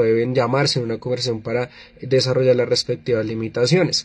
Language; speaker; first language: Spanish; native; Spanish